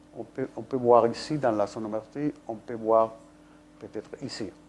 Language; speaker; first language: French; non-native, fluent; Spanish